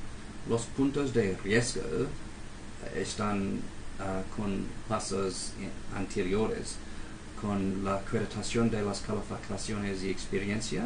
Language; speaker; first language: Spanish; non-native, fluent; English